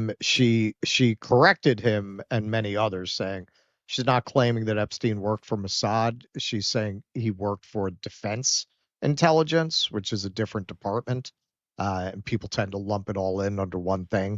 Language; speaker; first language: English; native; English